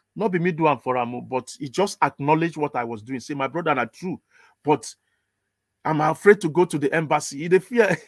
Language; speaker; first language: English; non-native, local second language; Igbo